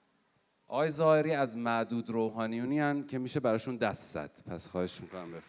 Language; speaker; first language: Persian; native; Persian